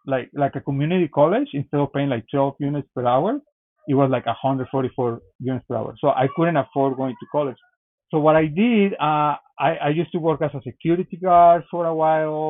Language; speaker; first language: English; non-native, fluent; Spanish